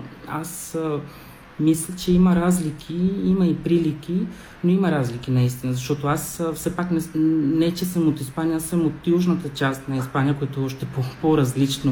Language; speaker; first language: Bulgarian; non-native, fluent; Spanish